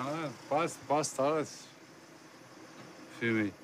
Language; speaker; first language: German; non-native, learner; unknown